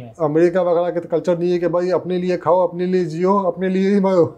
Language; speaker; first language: Hindi; non-native, local second language; Urdu